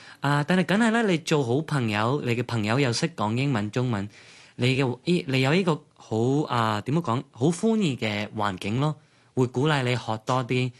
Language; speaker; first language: Cantonese; non-native, fluent; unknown